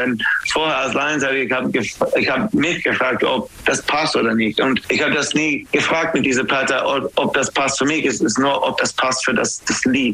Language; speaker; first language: German; non-native, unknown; English